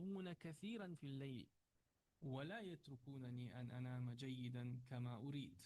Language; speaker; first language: Arabic; non-native, fluent; Chechen